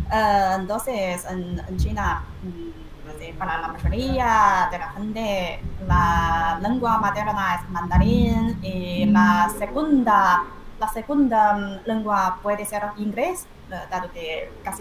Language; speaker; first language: Spanish; non-native, fluent; Chinese